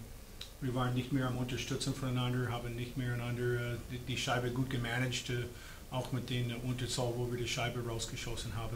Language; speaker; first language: German; non-native, fluent; English